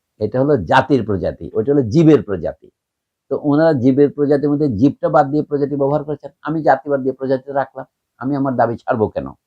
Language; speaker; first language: Bangla; native; Bangla